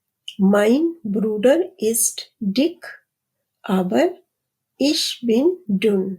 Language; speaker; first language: German; non-native, fluent; Urdu